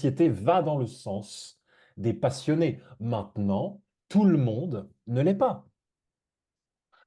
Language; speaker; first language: French; native; French